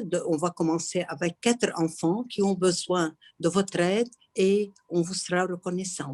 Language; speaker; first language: French; non-native, local second language; Arabic